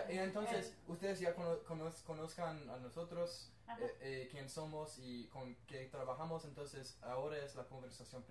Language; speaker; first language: Spanish; non-native, learner; English